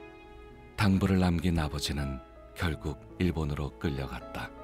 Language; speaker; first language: Korean; native; Korean